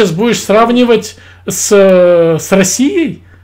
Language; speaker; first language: Russian; native; Russian